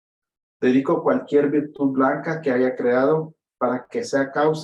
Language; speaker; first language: Spanish; native; Spanish